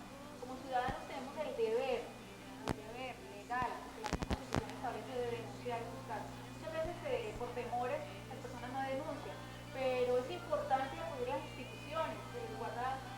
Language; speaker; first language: Spanish; native; Spanish